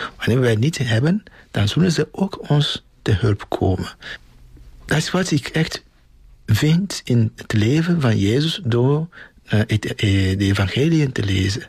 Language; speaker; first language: Dutch; non-native, fluent; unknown